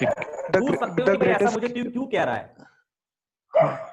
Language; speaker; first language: Hindi; native; Hindi